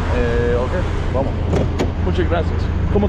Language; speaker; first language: Spanish; non-native, learner; English